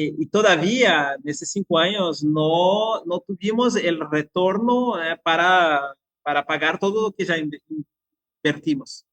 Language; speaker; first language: Spanish; non-native, fluent; Portuguese